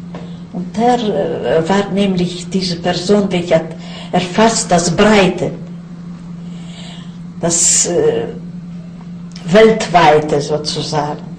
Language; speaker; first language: German; non-native, fluent; Yiddish